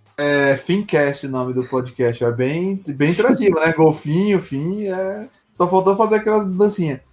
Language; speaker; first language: Portuguese; native; Portuguese